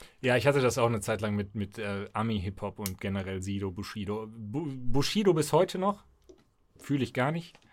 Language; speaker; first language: German; native; German